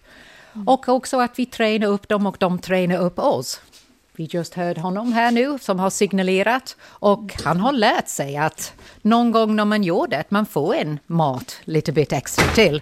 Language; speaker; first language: Swedish; non-native, fluent; English